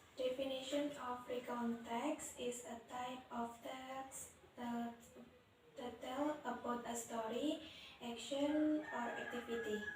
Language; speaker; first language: English; non-native, learner; Indonesian